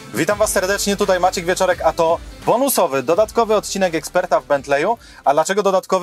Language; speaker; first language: Polish; native; Polish